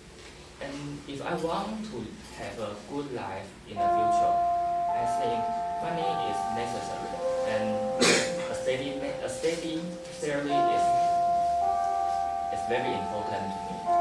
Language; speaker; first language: English; non-native, learner; Chinese